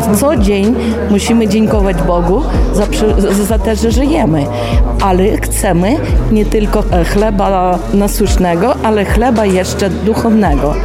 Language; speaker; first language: Polish; non-native, local second language; Ukrainian